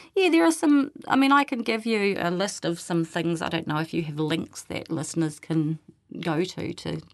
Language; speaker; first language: English; native; English